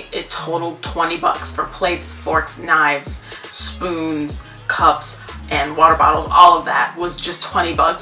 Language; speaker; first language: English; native; English